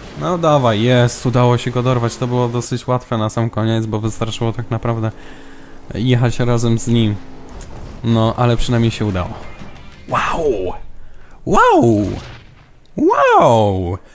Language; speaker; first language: Polish; native; Polish